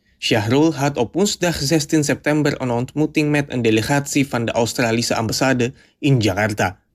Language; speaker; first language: Dutch; non-native, fluent; Indonesian